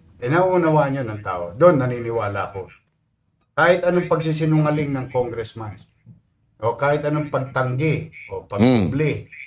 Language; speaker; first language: Filipino; native; Filipino